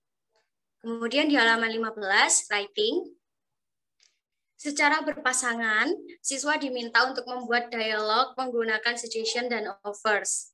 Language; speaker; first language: Indonesian; native; Indonesian